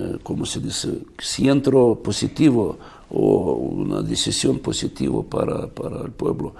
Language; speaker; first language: Spanish; non-native, fluent; Russian